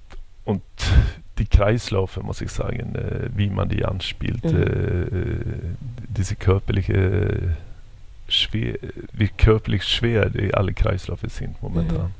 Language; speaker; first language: German; non-native, fluent; Swedish